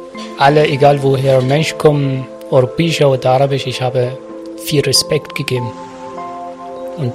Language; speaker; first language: German; non-native, learner; Arabic